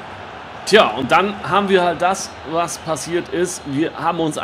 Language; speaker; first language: German; native; German